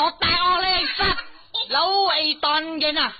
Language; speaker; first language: Thai; native; Thai